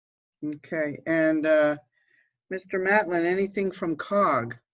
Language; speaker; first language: English; native; English